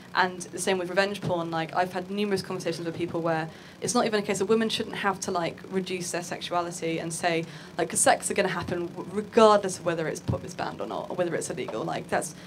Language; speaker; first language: English; native; English